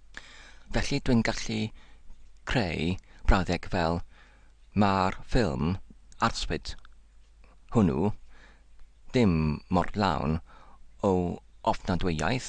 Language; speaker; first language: Welsh; non-native, learner; English